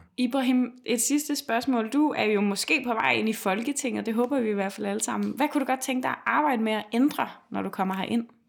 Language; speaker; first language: Danish; native; Danish